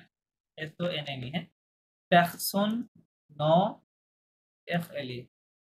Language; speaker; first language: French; non-native, fluent; Bangla